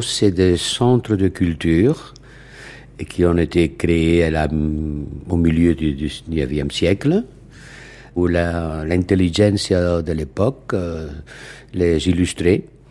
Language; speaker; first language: French; non-native, fluent; Catalan